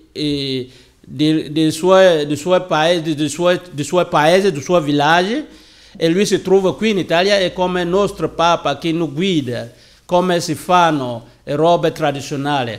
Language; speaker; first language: Italian; non-native, learner; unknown